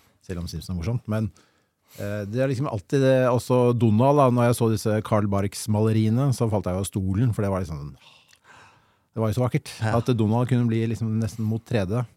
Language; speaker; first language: Norwegian; native; Norwegian